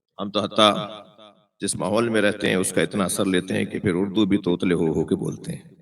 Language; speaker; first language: Urdu; native; Urdu